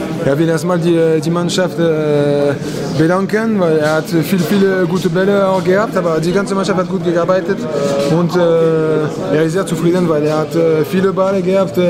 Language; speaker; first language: German; non-native, fluent; French